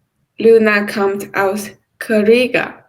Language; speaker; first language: German; non-native, learner; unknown